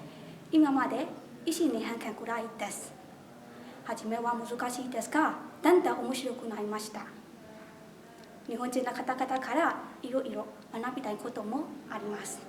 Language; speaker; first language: Japanese; non-native, learner; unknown